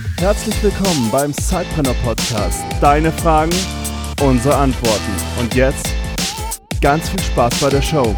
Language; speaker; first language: German; native; German